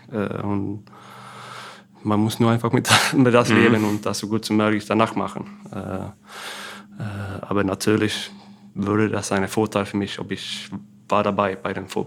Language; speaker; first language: German; non-native, fluent; Swedish